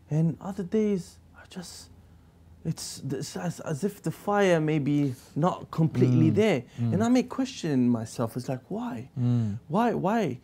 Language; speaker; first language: English; native; English